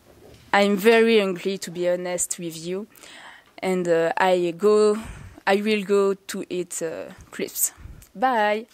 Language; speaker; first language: English; non-native, learner; French